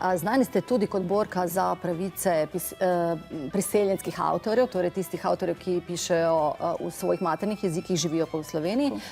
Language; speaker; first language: Slovenian; native; Slovenian